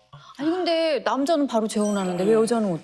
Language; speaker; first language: Korean; native; Korean